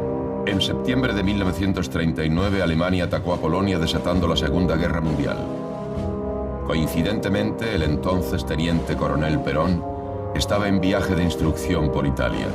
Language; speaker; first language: Spanish; native; Spanish